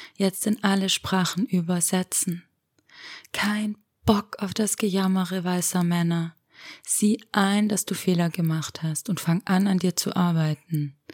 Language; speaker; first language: German; early bilingual, other home language; Romanian